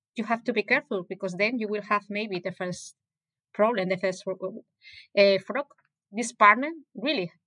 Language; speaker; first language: English; non-native, fluent; Spanish